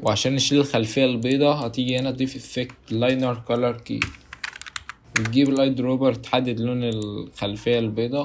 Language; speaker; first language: Arabic; native; Arabic